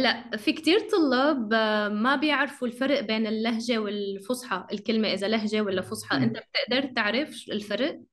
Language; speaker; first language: Arabic; native; Arabic